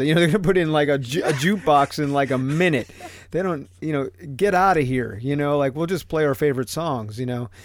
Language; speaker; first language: English; native; English